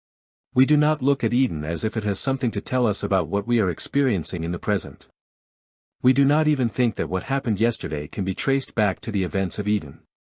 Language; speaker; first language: English; native; English